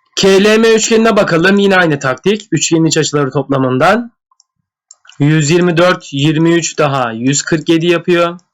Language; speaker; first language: Turkish; native; Turkish